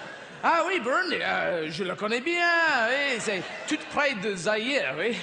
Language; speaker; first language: French; non-native, fluent; English